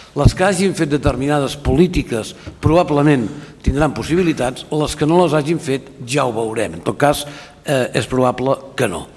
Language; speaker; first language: Catalan; native; Catalan